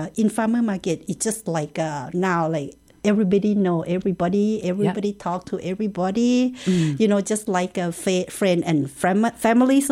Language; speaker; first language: English; non-native, learner; Thai